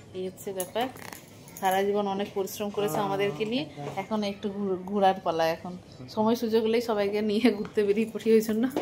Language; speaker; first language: Bangla; non-native, local second language; Santali